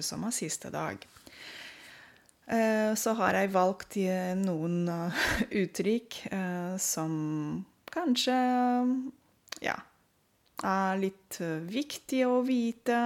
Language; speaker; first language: Norwegian; non-native, fluent; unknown